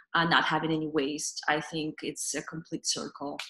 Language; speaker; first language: English; non-native, fluent; Russian